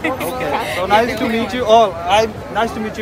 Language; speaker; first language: English; non-native, local second language; Hindi